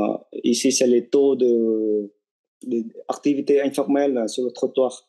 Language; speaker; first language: French; non-native, fluent; Vietnamese